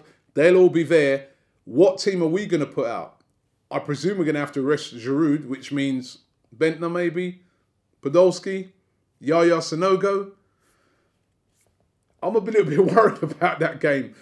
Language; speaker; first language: English; native; English